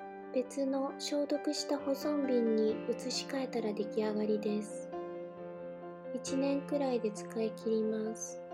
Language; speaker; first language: Japanese; native; Japanese